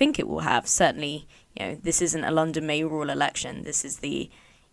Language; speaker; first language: English; native; English